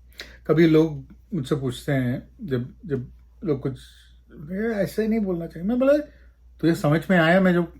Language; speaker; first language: Hindi; non-native, local second language; Malayalam